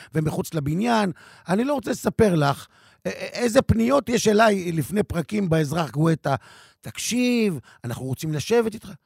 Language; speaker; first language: Hebrew; native; Hebrew